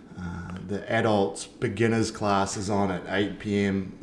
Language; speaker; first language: English; native; English